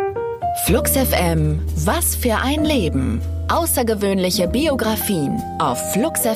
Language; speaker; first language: German; native; German